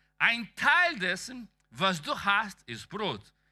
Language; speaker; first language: German; non-native, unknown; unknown